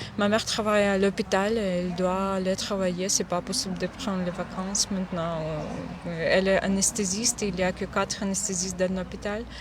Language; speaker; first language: French; non-native, learner; Ukrainian